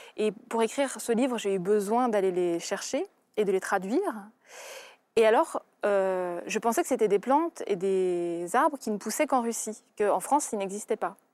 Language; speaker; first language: French; early bilingual, other home language; Russian